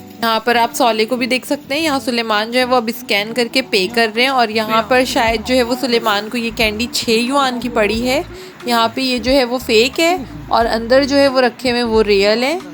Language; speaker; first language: Urdu; native; Urdu